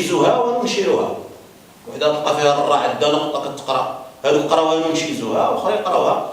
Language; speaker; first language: Arabic; native; Arabic